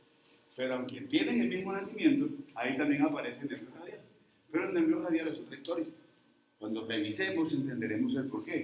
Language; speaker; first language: Spanish; native; Spanish